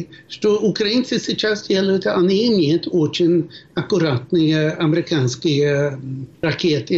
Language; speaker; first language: Russian; non-native, fluent; Swedish